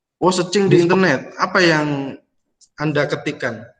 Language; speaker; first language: Indonesian; native; Indonesian